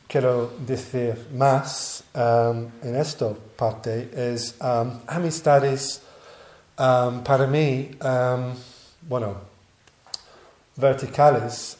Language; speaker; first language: Spanish; non-native, learner; English